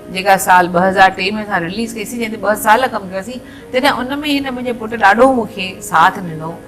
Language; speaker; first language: Sindhi; native; Sindhi